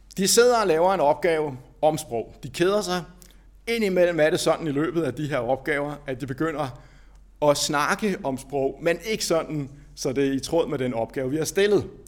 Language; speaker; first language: Danish; native; Danish